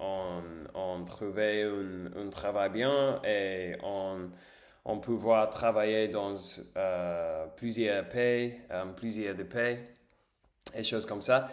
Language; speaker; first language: French; non-native, learner; English